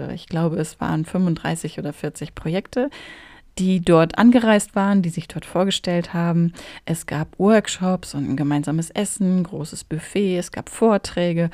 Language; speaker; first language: German; native; German